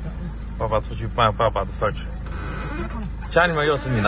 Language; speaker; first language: Chinese; native; Chinese